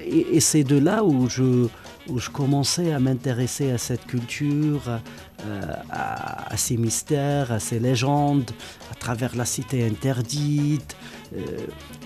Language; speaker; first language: French; non-native, local second language; Arabic